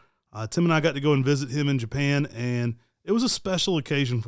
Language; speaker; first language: English; native; English